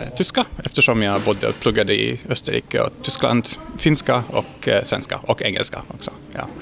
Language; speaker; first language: Swedish; non-native, fluent; Hungarian